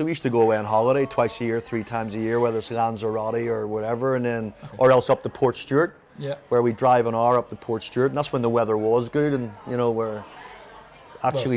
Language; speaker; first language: English; native; English